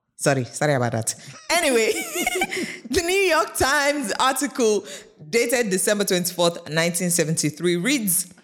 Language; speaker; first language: English; non-native, local second language; Yoruba